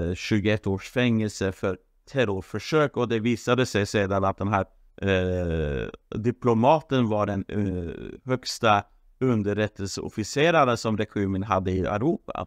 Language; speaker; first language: Swedish; non-native, fluent; Persian